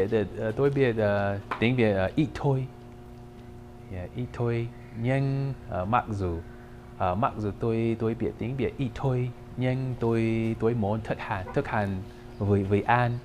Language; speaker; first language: Vietnamese; non-native, learner; English